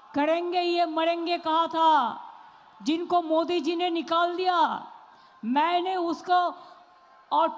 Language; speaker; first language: Hindi; non-native, local second language; Bangla